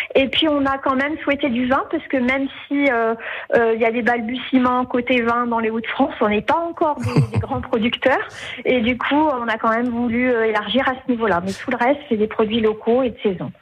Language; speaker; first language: French; native; French